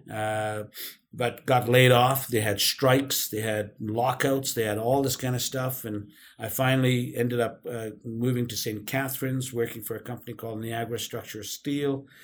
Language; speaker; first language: English; non-native, local second language; Urdu